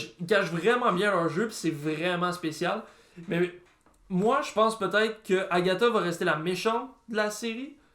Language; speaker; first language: French; native; French